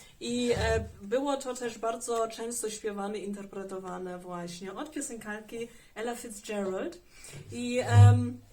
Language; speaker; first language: Polish; early bilingual, heritage; German